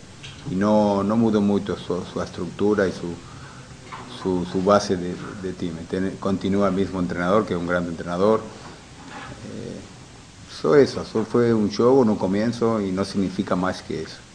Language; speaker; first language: Portuguese; non-native, fluent; Spanish